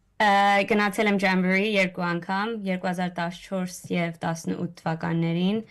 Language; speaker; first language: Armenian; early bilingual, heritage; Armenian